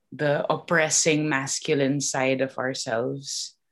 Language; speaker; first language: English; non-native, local second language; Filipino